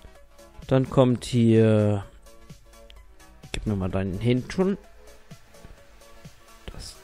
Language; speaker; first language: German; native; German